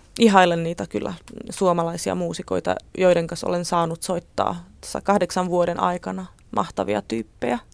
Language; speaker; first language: Finnish; non-native, fluent; Czech